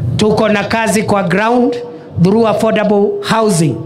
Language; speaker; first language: English; non-native, local second language; Swahili